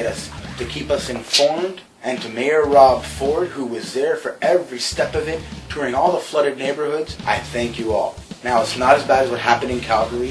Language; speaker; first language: English; native; English